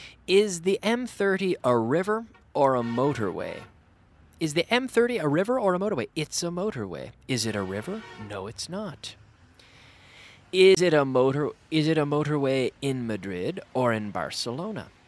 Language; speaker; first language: English; native; English